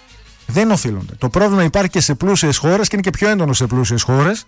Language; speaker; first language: Greek; native; Greek